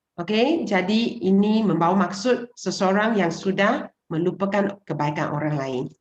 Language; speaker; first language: Malay; non-native, local second language; Chinese